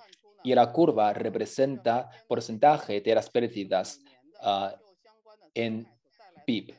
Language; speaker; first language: Spanish; non-native, fluent; Chinese